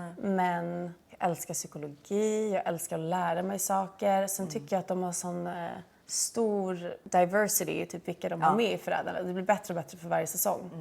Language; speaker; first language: Swedish; early bilingual, heritage; Swedish